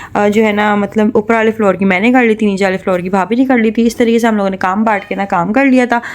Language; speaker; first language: Urdu; native; Urdu